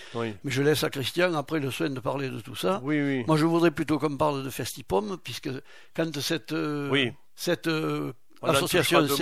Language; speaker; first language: French; native; French